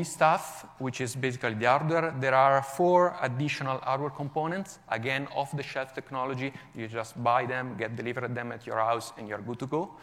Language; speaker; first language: English; non-native, fluent; Italian